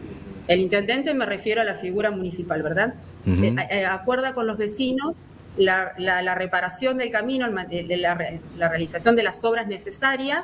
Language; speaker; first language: Spanish; native; Spanish